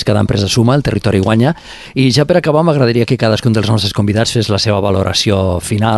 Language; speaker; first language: Catalan; native; Catalan